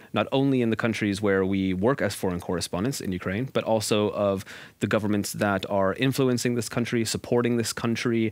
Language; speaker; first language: English; native; English